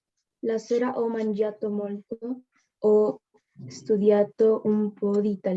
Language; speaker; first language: Italian; non-native, learner; Spanish